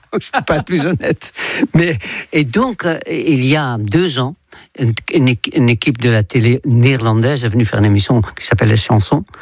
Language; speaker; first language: French; non-native, fluent; Dutch